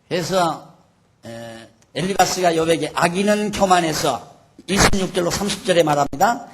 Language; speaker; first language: Korean; native; Korean